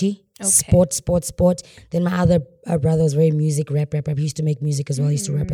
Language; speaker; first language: English; non-native, local second language; Xhosa